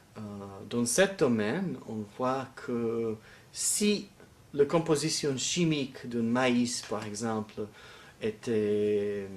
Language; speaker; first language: French; non-native, fluent; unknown